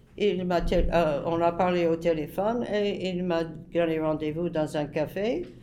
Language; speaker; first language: French; non-native, fluent; English